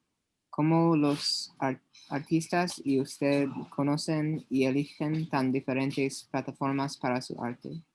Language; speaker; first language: Spanish; non-native, learner; English